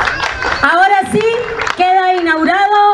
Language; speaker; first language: Spanish; native; Spanish